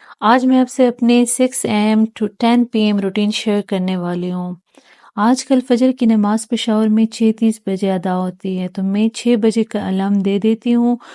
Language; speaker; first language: Urdu; non-native, local second language; Pashto